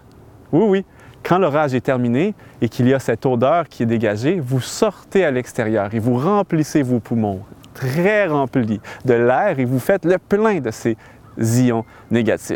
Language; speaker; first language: French; native; French